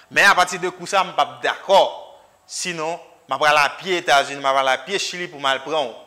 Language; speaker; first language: English; non-native, fluent; Haitian Creole